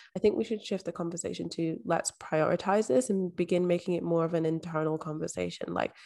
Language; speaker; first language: English; native; English